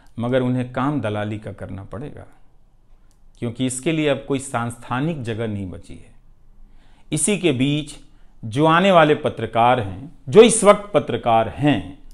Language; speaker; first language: Hindi; non-native, local second language; Bhojpuri